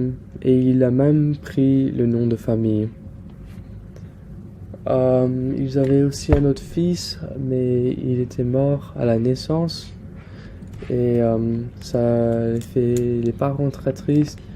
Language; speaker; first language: French; non-native, learner; English